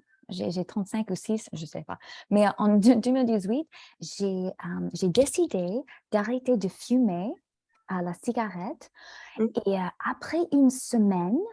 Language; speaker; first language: French; non-native, fluent; English